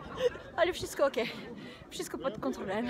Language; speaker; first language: Polish; non-native, learner; French